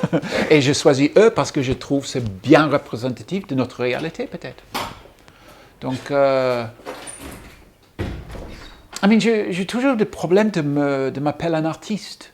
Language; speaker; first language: French; non-native, fluent; English